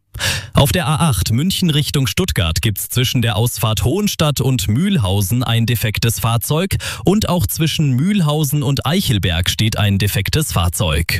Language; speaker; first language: German; native; German